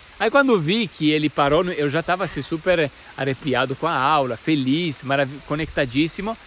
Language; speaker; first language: Portuguese; non-native, fluent; Italian